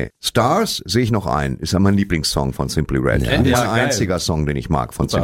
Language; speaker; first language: German; native; German